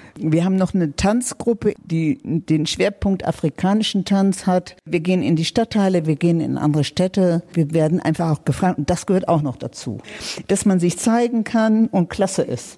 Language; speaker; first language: German; native; German